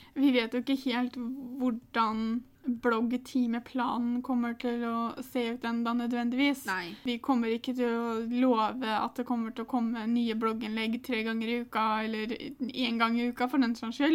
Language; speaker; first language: Norwegian; native; Norwegian